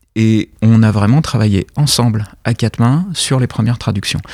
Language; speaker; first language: French; native; French